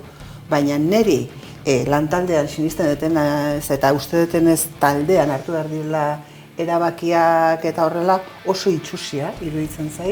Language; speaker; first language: Basque; native; Basque